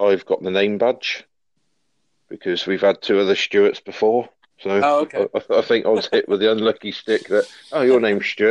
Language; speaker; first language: English; native; English